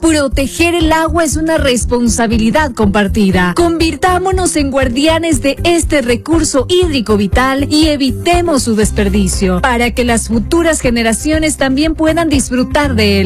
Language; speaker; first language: Spanish; native; Spanish